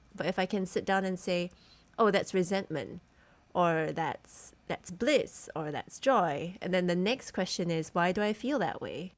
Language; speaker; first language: English; native; English